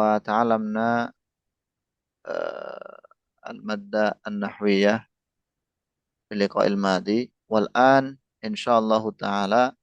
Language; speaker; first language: Arabic; non-native, fluent; Indonesian